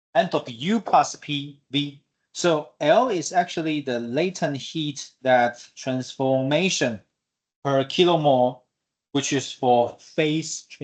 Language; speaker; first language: English; non-native, fluent; Chinese